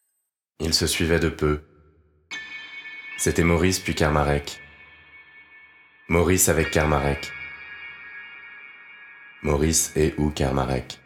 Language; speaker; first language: French; native; French